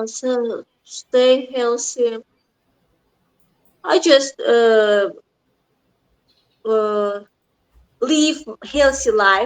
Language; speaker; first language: English; non-native, learner; Azerbaijani